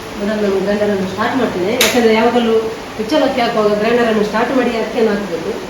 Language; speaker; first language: Kannada; non-native, local second language; Konkani